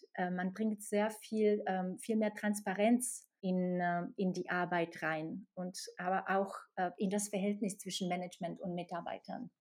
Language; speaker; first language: German; non-native, fluent; Slovak